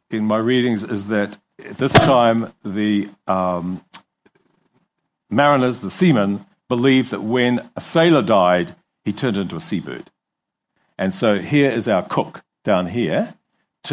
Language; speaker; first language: English; native; English